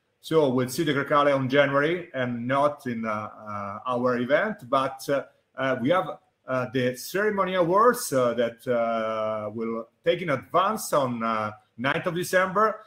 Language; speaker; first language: English; non-native, fluent; Italian